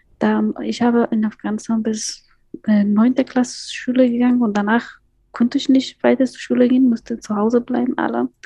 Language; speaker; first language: German; non-native, fluent; Persian